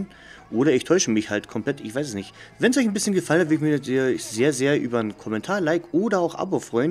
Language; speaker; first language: German; native; German